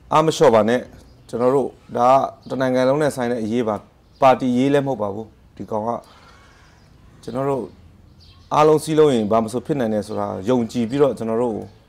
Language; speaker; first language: Burmese; non-native, local second language; Hakha Chin